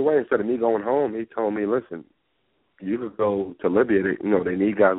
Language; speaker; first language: English; non-native, local second language; Yoruba